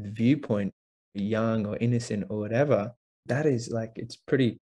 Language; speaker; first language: English; native; English